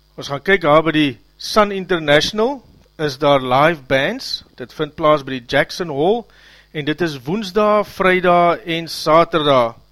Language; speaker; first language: Afrikaans; native; Afrikaans